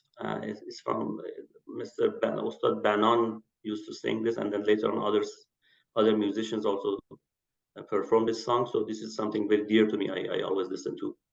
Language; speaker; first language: English; non-native, fluent; Persian